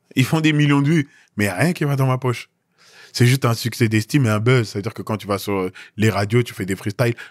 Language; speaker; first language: French; native; French